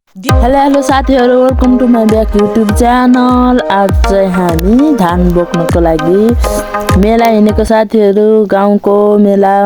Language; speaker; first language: Nepali; non-native, local second language; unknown